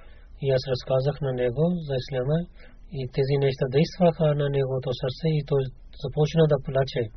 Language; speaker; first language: Bulgarian; non-native, fluent; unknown